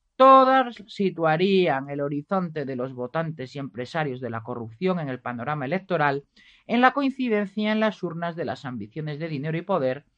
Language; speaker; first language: Spanish; native; Spanish